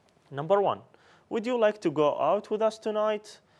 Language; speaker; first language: English; non-native, fluent; Arabic